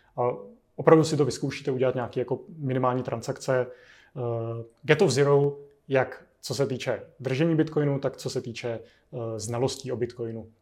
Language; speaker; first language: Czech; native; Czech